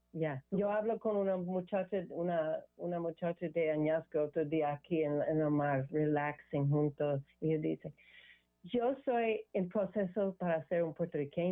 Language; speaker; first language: Spanish; non-native, learner; English